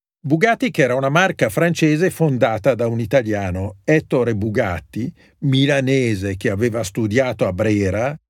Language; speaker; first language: Italian; native; Italian